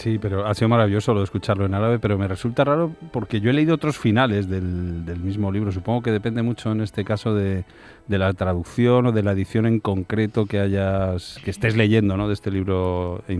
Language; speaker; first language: Spanish; native; Spanish